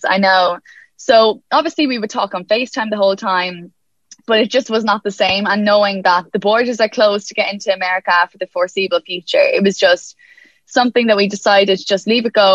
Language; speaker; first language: English; native; English